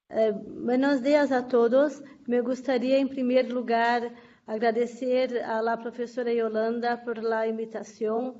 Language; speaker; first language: Spanish; non-native, fluent; Portuguese